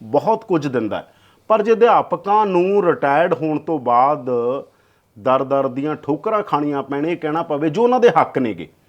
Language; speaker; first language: Punjabi; native; Punjabi